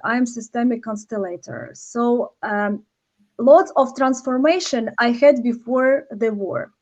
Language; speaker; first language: English; non-native, learner; Ukrainian